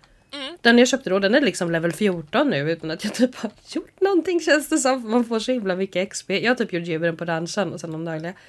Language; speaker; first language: Swedish; native; Swedish